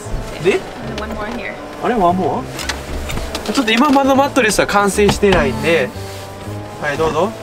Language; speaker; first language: Japanese; native; Japanese